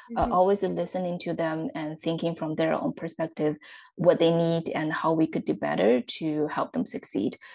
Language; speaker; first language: English; non-native, fluent; Chinese